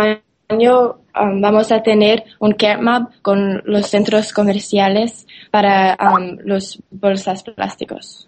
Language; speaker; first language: Spanish; non-native, learner; English